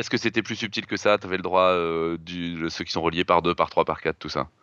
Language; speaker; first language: French; native; French